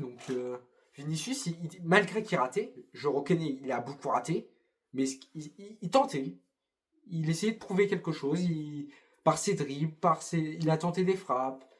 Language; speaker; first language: French; native; French